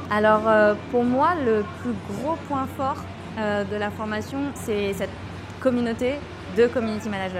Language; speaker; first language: French; native; French